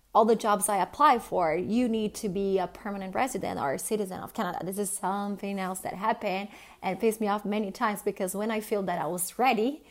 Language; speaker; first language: English; non-native, fluent; Portuguese